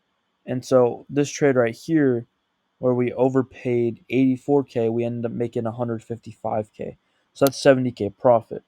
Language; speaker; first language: English; native; English